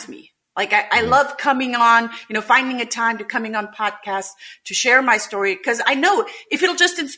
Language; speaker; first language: English; non-native, fluent; German